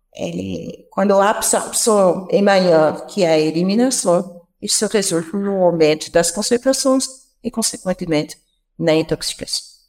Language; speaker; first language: Portuguese; non-native, fluent; French